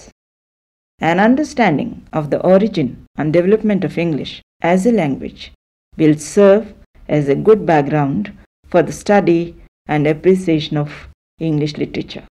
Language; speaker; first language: English; non-native, local second language; Telugu